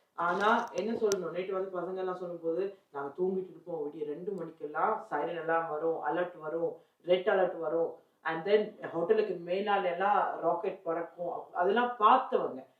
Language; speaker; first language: Tamil; early bilingual, heritage; Tamil